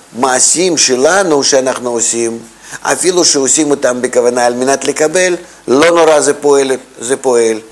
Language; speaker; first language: Hebrew; non-native, fluent; Russian